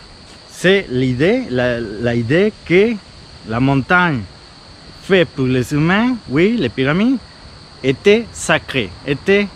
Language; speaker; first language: French; non-native, fluent; Spanish